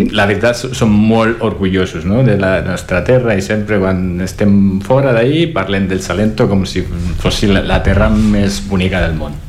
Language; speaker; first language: Catalan; non-native, fluent; Italian